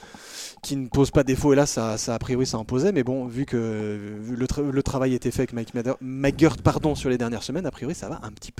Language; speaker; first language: French; native; French